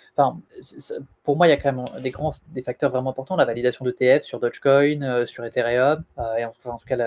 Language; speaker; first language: French; native; French